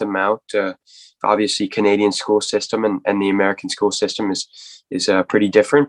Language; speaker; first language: English; native; English